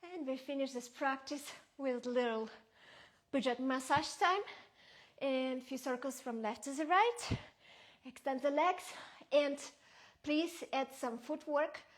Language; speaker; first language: English; non-native, fluent; Ukrainian